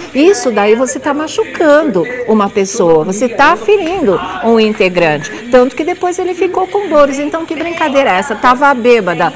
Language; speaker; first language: Portuguese; native; Portuguese